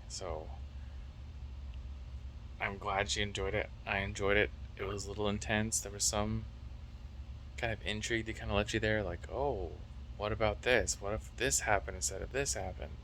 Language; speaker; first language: English; native; English